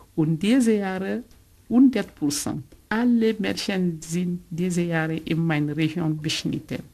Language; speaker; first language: German; non-native, learner; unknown